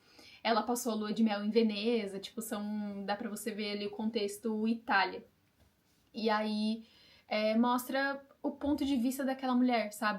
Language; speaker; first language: Portuguese; native; Portuguese